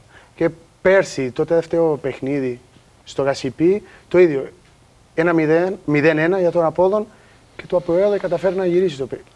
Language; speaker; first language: Greek; non-native, learner; Portuguese